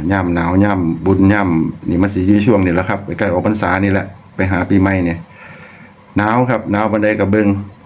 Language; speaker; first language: Thai; non-native, local second language; Lao